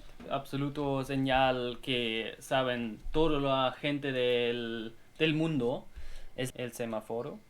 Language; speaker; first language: Spanish; non-native, learner; German